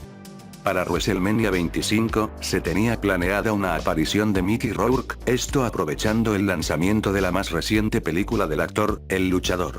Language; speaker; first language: Spanish; native; Spanish